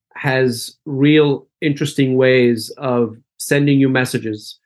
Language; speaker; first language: English; early bilingual, other home language; Arabic